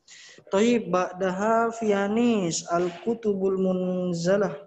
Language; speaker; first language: Arabic; non-native, fluent; Indonesian